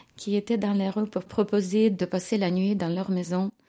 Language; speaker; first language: French; non-native, fluent; Ukrainian